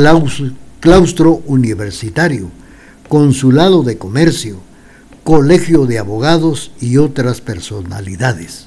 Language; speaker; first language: Spanish; native; Spanish